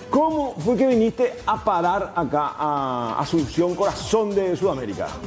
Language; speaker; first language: Spanish; native; Spanish